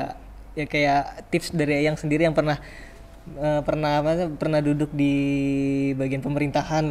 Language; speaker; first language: Indonesian; native; Indonesian